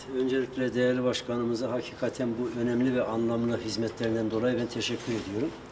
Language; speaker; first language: Turkish; native; Turkish